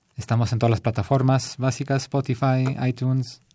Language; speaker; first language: Spanish; early bilingual, heritage; Spanish